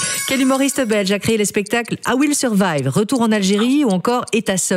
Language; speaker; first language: French; native; French